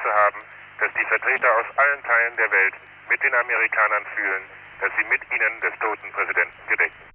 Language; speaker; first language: German; native; German